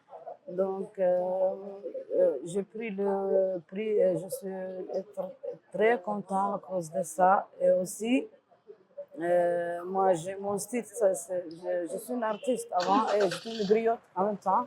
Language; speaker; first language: French; non-native, learner; Arabic